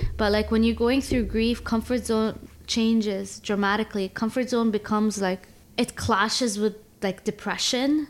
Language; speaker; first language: English; early bilingual, other home language; Arabic